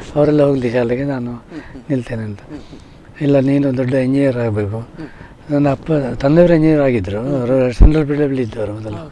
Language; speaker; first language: Kannada; native; Kannada